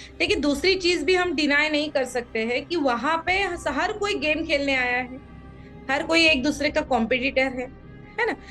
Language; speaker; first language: Hindi; non-native, local second language; Marathi